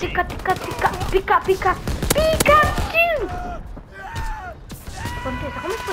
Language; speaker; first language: Italian; native; Italian